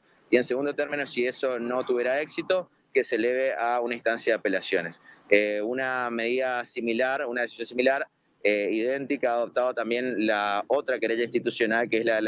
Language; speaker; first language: Spanish; native; Spanish